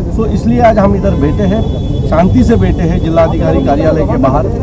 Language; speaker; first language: Hindi; non-native, local second language; Marathi